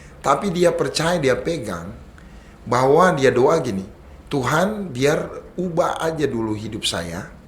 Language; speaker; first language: Indonesian; native; Indonesian